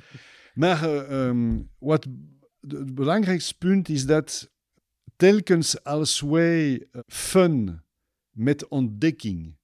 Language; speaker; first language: Dutch; non-native, fluent; French